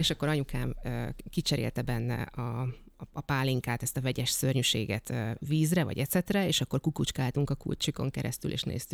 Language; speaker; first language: Hungarian; native; Hungarian